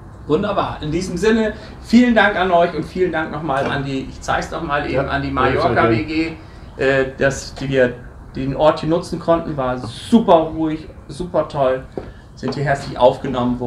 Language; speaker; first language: German; native; German